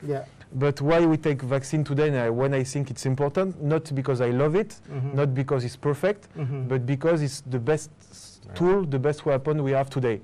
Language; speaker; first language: English; non-native, fluent; French